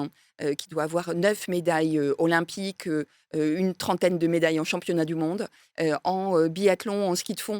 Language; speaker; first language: French; native; French